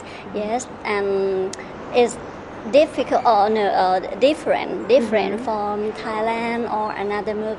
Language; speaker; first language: English; non-native, learner; Thai